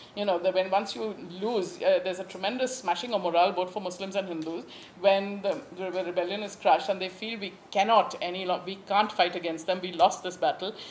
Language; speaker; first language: English; native; English